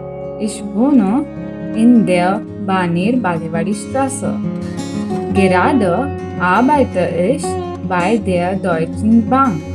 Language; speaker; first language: German; non-native, learner; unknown